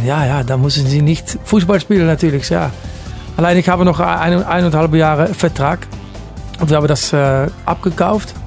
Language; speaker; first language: German; non-native, learner; Dutch